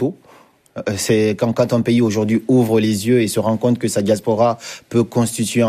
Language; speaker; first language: French; non-native, local second language; Fula